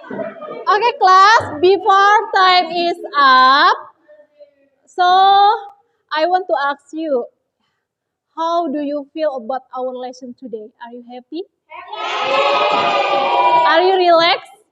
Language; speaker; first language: English; non-native, learner; Indonesian